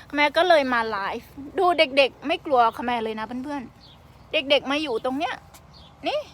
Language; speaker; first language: Thai; non-native, local second language; Khmer